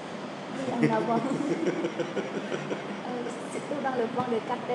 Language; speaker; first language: French; non-native, learner; Khmer